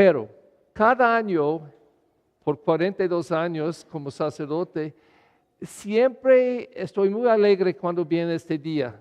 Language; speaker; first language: Spanish; non-native, fluent; English